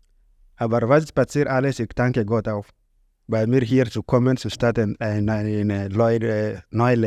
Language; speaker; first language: German; non-native, learner; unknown